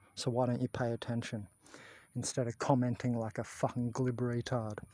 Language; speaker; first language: English; native; English